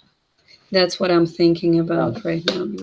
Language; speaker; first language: English; non-native, fluent; Russian